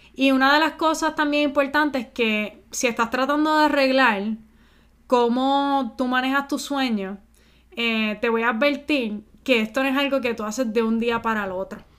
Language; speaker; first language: Spanish; early bilingual, heritage; Spanish